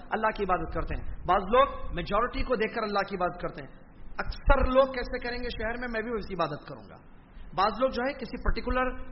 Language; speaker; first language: Urdu; native; Urdu